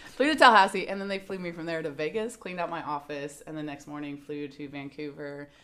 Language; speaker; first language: English; native; English